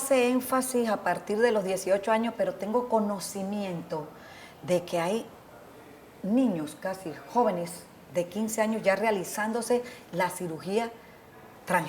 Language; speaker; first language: Spanish; native; Spanish